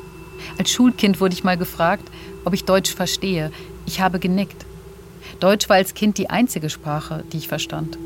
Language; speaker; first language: German; native; German